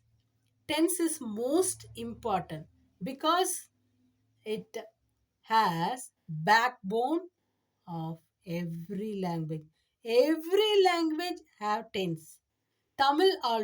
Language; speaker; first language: English; non-native, learner; Tamil